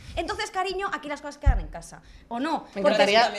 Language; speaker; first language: Spanish; native; Spanish